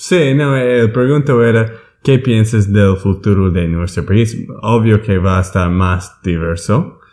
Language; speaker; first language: Spanish; non-native, learner; English